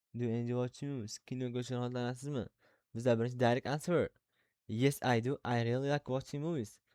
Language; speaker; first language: English; non-native, learner; Uzbek